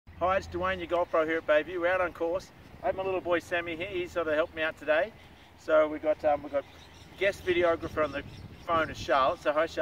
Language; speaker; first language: English; native; English